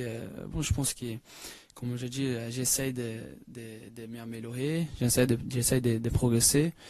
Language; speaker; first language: French; non-native, fluent; Portuguese